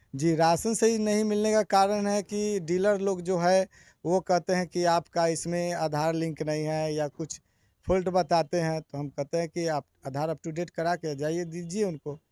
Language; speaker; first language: Hindi; native; Hindi